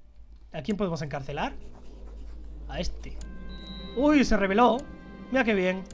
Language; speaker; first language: Spanish; native; Spanish